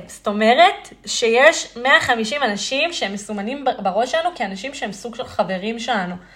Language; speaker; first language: Hebrew; early bilingual, other home language; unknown